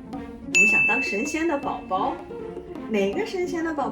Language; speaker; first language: Chinese; native; Chinese